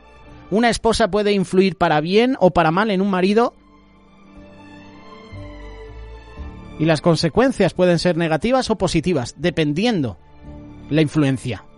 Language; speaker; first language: Spanish; native; Spanish